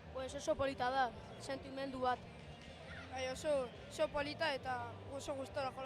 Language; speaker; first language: Basque; non-native, local second language; Spanish